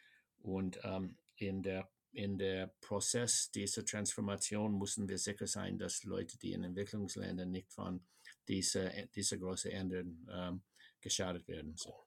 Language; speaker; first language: German; non-native, fluent; English